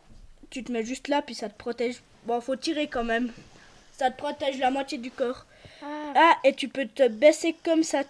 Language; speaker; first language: French; native; French